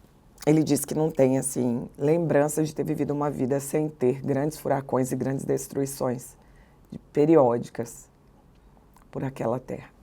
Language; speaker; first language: Portuguese; native; Portuguese